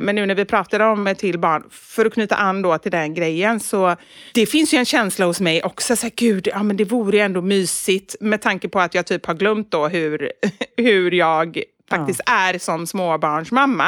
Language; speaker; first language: Swedish; native; Swedish